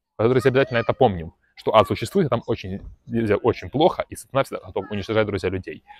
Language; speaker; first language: Russian; native; Russian